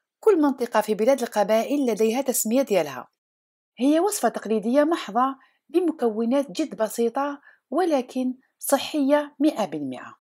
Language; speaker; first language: Arabic; non-native, local second language; Kabyle